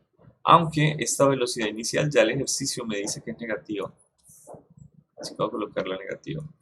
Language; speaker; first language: Spanish; native; Spanish